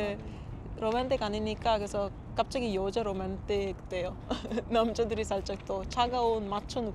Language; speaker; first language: Korean; non-native, learner; Papiamento